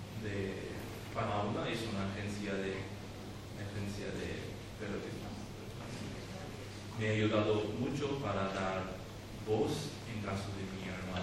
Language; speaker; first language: Spanish; non-native, learner; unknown